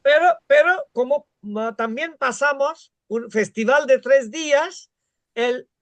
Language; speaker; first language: Spanish; non-native, fluent; Bangla